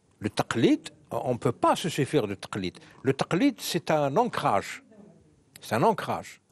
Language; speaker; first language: French; non-native, local second language; Arabic